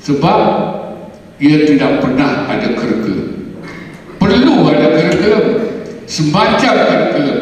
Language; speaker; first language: Malay; native; Malay